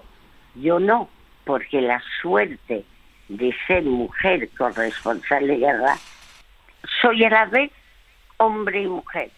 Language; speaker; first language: Spanish; early bilingual, other home language; French